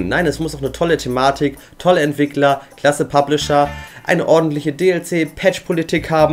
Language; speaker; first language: German; native; German